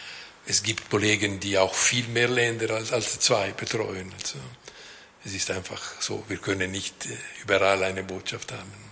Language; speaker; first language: German; non-native, local second language; French